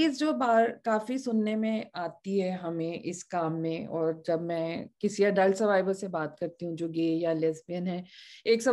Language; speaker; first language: Hindi; native; Hindi